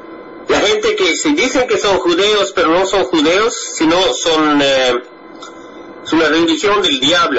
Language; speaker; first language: Spanish; non-native, fluent; English